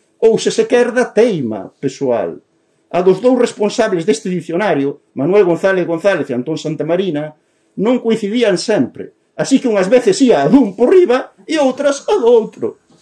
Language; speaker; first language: Galician; native; Galician